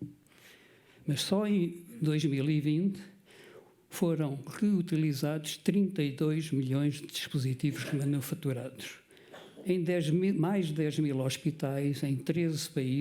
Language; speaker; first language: Portuguese; native; Portuguese